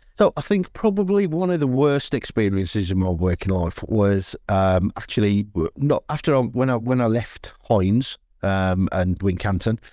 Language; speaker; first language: English; native; English